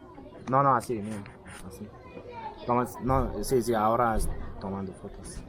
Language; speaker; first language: Spanish; non-native, learner; English